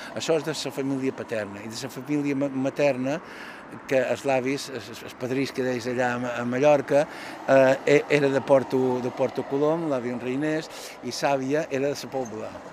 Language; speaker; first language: Catalan; native; Catalan